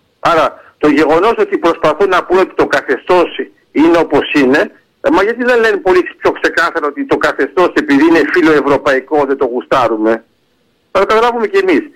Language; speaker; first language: Greek; early bilingual, heritage; Greek